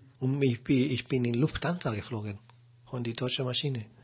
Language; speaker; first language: German; non-native, learner; Spanish